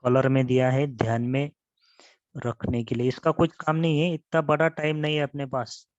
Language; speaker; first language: Hindi; non-native, local second language; Marathi